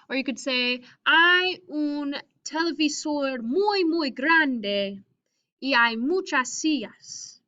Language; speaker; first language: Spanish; non-native, fluent; English